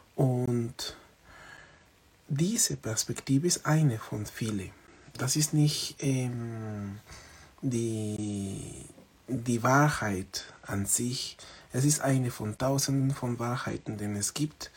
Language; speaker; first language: German; non-native, fluent; Spanish